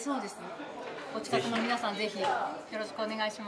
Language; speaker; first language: Japanese; native; Japanese